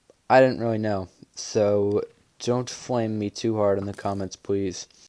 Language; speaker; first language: English; native; English